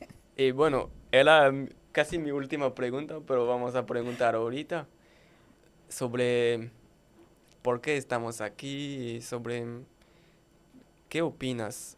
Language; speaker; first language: Spanish; non-native, learner; French